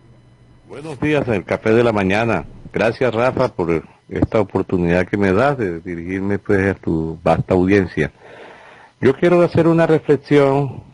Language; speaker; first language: Spanish; native; Spanish